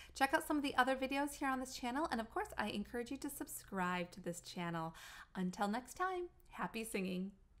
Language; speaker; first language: English; native; English